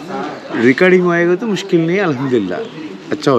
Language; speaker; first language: Hindi; non-native, local second language; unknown